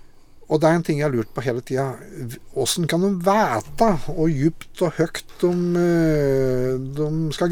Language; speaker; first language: Norwegian; native; Norwegian